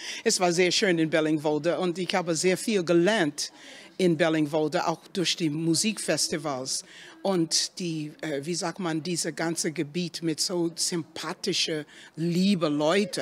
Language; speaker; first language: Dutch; non-native, learner; English